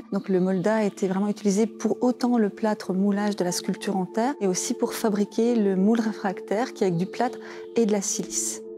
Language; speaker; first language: French; native; French